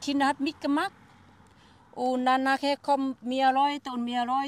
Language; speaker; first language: German; non-native, fluent; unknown